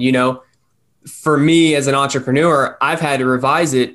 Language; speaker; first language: English; native; English